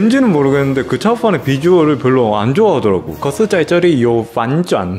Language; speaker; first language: Korean; native; Korean